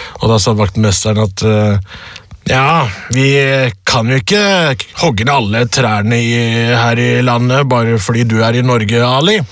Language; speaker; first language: Norwegian; early bilingual, other home language; Urdu